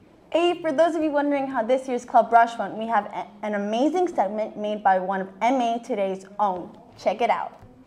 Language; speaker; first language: English; native; English